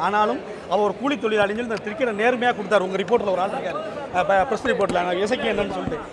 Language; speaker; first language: Tamil; native; Tamil